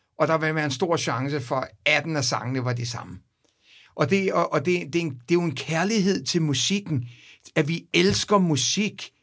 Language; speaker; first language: Danish; native; Danish